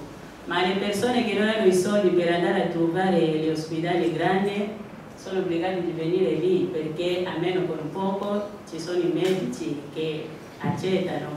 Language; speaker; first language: Italian; non-native, fluent; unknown